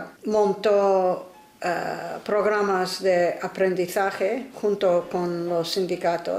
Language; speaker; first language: Spanish; non-native, fluent; English